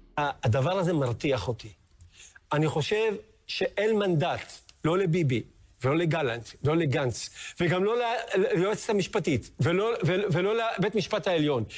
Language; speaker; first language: Hebrew; native; Hebrew